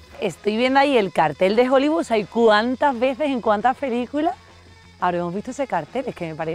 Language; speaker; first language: Spanish; native; Spanish